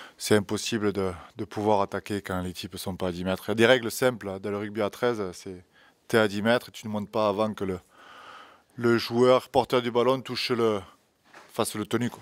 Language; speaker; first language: French; native; French